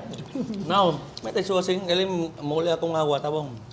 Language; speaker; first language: Portuguese; non-native, learner; Vietnamese